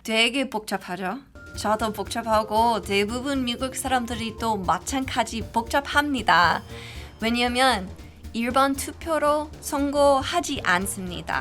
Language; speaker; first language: Korean; non-native, fluent; English